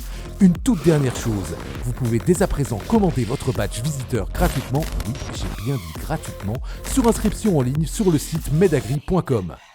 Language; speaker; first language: French; native; French